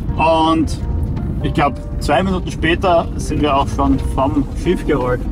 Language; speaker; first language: German; native; German